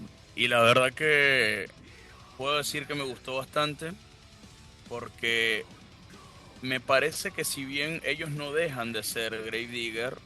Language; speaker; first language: Spanish; native; Spanish